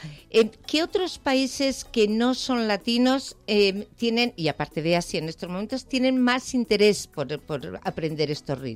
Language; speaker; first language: Spanish; native; Spanish